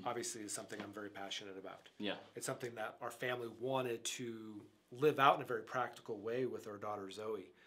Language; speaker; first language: English; native; English